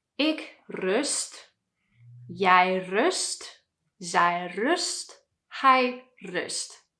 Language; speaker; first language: Dutch; non-native, fluent; English